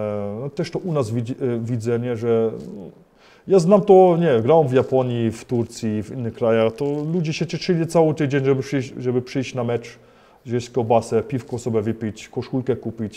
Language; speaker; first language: Polish; early bilingual, heritage; Polish